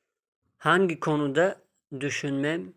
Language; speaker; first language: Turkish; non-native, fluent; Tajik